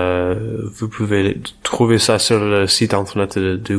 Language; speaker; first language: French; non-native, learner; English